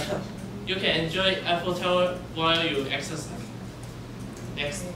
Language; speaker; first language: English; non-native, learner; Chinese